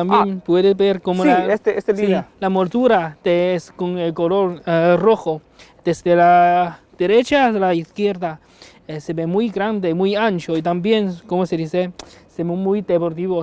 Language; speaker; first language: Spanish; non-native, learner; Chinese